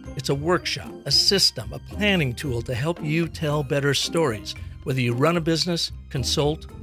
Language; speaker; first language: English; native; English